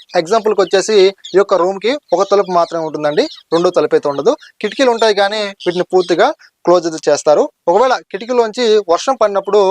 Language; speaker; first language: Telugu; native; Telugu